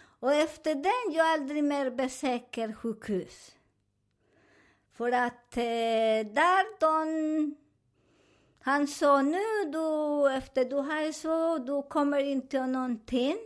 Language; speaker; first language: Swedish; non-native, learner; Spanish